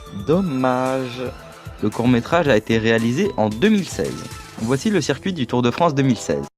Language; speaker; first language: French; native; French